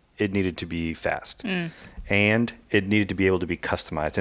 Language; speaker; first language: English; native; English